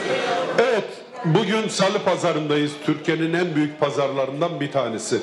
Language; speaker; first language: Turkish; native; Turkish